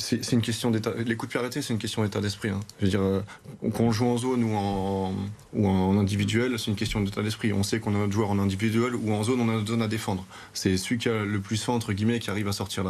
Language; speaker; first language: French; native; French